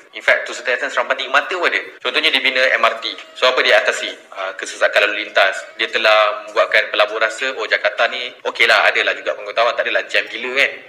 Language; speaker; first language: Malay; native; Malay